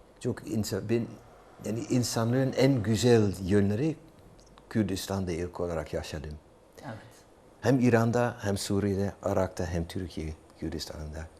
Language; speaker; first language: Turkish; non-native, fluent; Dutch